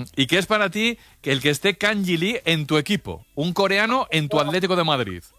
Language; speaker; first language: Spanish; native; Spanish